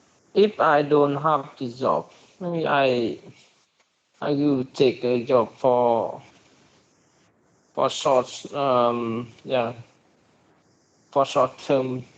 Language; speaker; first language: English; non-native, learner; Vietnamese